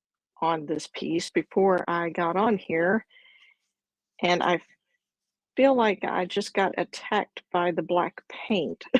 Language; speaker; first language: English; native; English